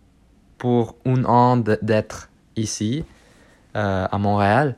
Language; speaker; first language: French; non-native, learner; Spanish